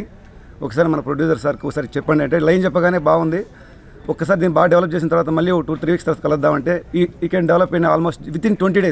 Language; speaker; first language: Telugu; native; Telugu